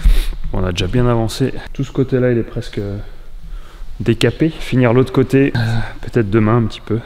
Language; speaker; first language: French; native; French